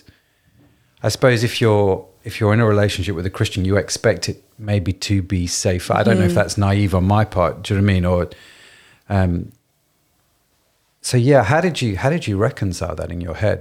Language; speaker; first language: English; native; English